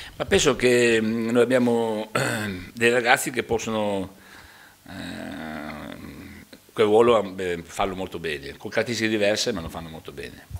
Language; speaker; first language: Italian; native; Italian